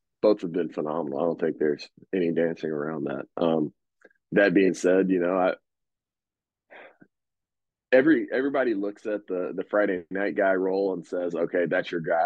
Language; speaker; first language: English; native; English